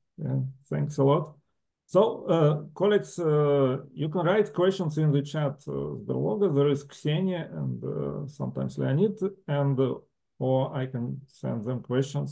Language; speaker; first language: English; non-native, fluent; Russian